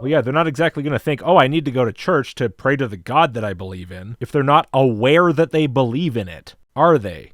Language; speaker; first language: English; native; English